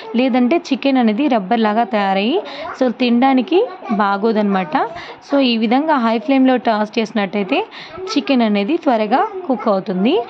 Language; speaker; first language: Telugu; non-native, local second language; Urdu